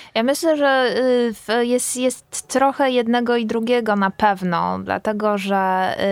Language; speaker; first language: Polish; native; Polish